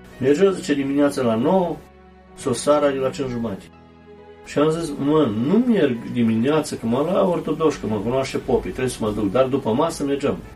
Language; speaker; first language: Romanian; native; Romanian